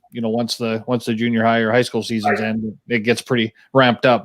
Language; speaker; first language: English; native; English